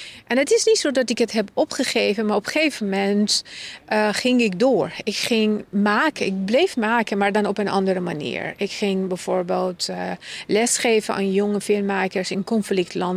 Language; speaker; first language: Dutch; non-native, fluent; Persian